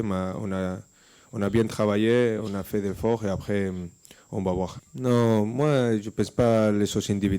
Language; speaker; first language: French; non-native, fluent; Spanish